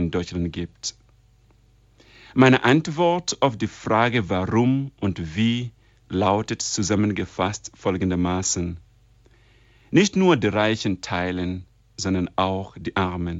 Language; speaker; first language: German; non-native, fluent; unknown